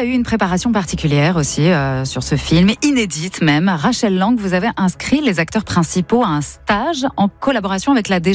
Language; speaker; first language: French; native; French